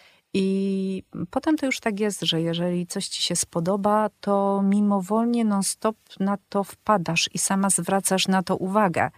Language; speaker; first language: Polish; native; Polish